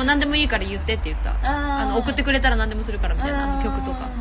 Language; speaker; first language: Japanese; native; Japanese